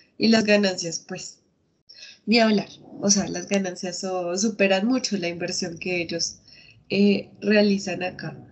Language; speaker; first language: Spanish; native; Spanish